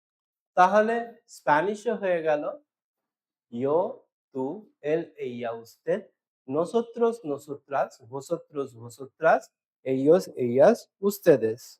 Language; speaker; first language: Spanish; non-native, fluent; Bangla